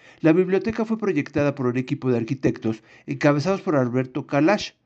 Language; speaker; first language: Spanish; native; Spanish